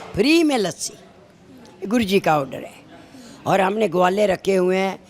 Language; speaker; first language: Hindi; non-native, local second language; Punjabi